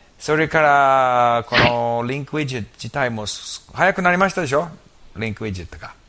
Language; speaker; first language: Japanese; non-native, fluent; English